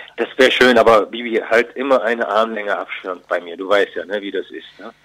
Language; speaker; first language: German; early bilingual, other home language; Turkish